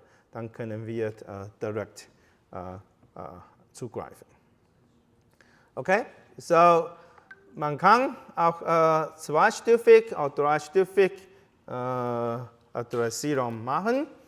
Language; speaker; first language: German; non-native, fluent; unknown